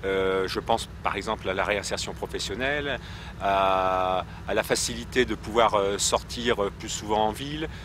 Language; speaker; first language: French; native; French